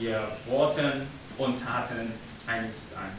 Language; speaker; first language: German; non-native, learner; English